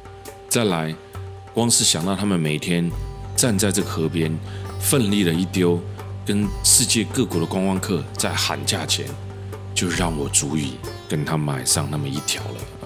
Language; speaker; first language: Chinese; native; Chinese